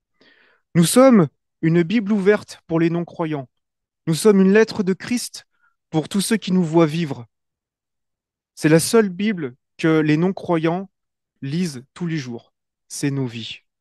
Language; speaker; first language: French; native; French